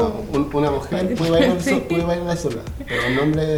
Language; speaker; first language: Spanish; non-native, learner; Haitian Creole